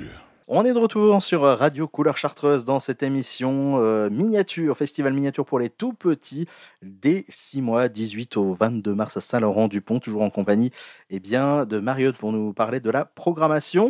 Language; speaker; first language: French; native; French